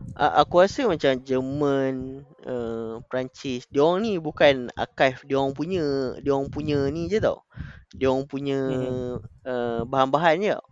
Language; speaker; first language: Malay; native; Malay